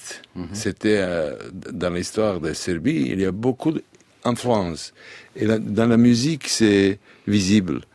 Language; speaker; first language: French; non-native, learner; Serbian